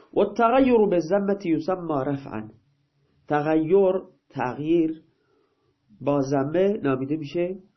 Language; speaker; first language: Persian; non-native, local second language; Baluchi